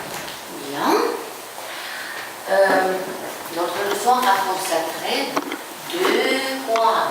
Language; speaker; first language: French; non-native, fluent; Ukrainian